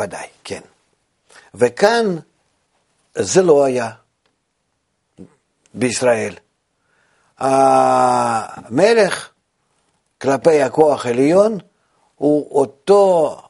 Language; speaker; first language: Hebrew; non-native, fluent; Russian